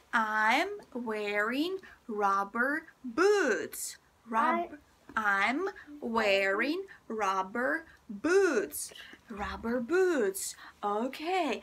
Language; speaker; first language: English; non-native, fluent; Russian